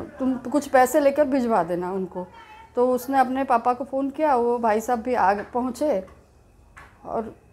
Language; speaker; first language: Hindi; native; Hindi